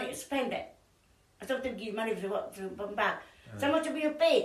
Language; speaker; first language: English; non-native, learner; Italian